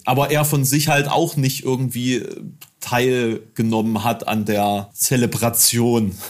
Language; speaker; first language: German; native; German